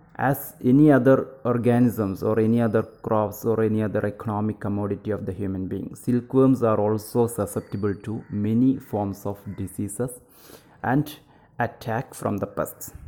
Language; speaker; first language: English; non-native, local second language; Malayalam